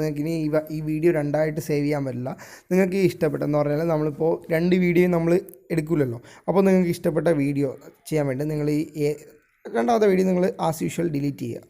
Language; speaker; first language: Malayalam; native; Malayalam